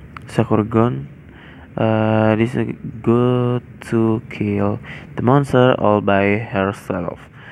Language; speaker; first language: English; non-native, learner; Indonesian